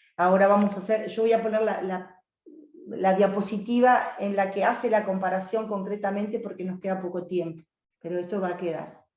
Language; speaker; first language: Spanish; native; Spanish